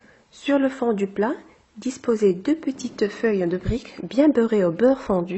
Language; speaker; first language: French; non-native, local second language; Arabic